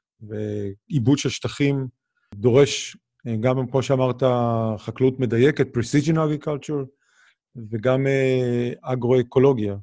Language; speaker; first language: Hebrew; native; Hebrew